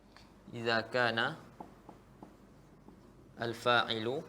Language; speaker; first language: Arabic; non-native, fluent; Malay